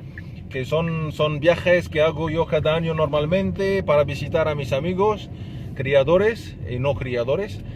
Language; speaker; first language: Spanish; non-native, fluent; Arabic